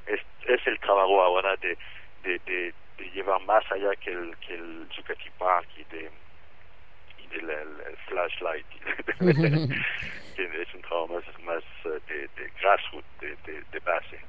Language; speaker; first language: Spanish; non-native, fluent; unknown